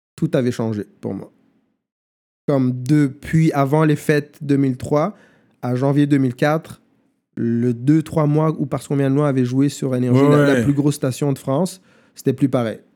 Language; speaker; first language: French; non-native, local second language; German